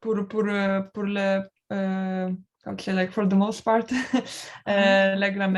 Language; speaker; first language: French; non-native, learner; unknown